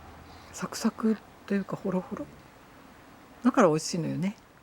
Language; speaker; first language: Japanese; native; Japanese